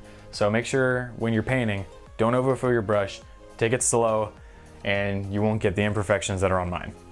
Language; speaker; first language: English; native; English